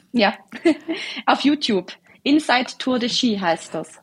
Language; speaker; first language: German; native; German